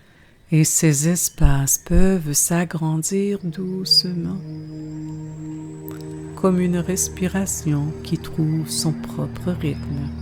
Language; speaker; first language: French; native; French